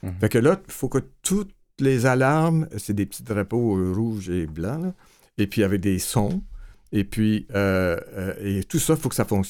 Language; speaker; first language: French; native; French